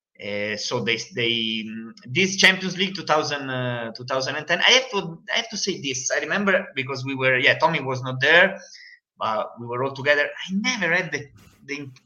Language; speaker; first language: English; non-native, fluent; Italian